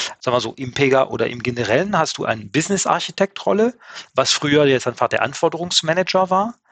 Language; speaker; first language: German; non-native, fluent; French